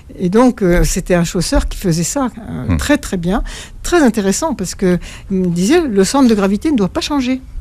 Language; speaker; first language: French; native; French